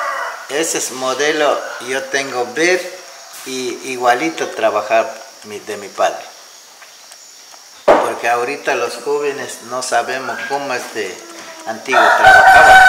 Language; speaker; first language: Spanish; non-native, local second language; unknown